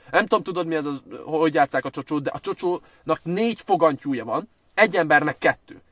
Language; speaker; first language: Hungarian; early bilingual, other home language; Chinese